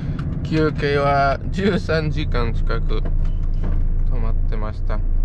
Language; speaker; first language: Japanese; non-native, fluent; Polish